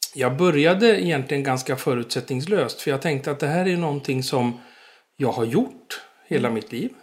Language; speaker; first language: Swedish; native; Swedish